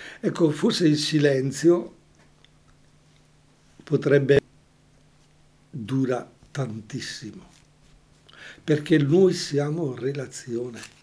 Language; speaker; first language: Italian; native; Italian